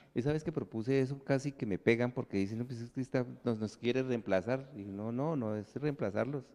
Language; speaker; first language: Spanish; native; Spanish